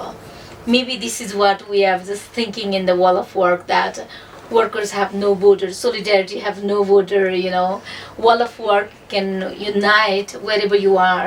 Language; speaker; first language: English; non-native, fluent; Nepali